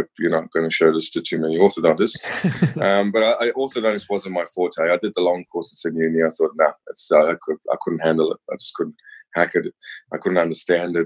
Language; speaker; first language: English; native; English